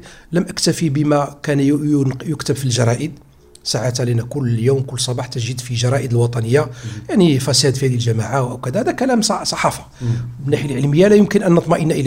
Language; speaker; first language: Arabic; native; Arabic